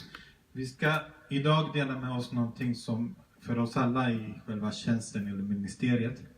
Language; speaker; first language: Swedish; early bilingual, other home language; Spanish